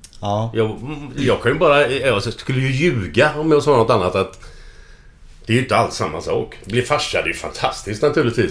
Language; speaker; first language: Swedish; native; Swedish